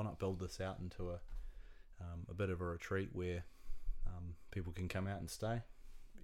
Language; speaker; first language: English; native; English